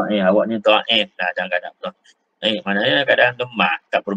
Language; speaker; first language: Malay; native; Malay